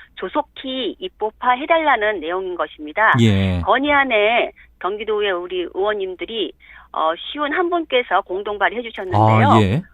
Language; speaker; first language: Korean; native; Korean